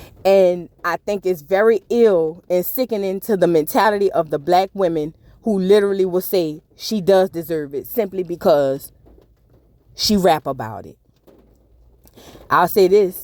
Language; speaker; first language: English; native; English